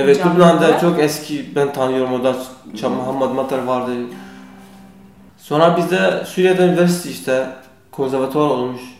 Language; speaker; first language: Turkish; non-native, learner; Kurdish